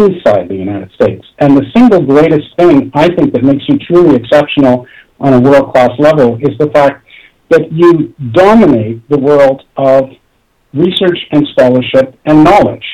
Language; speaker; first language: English; native; English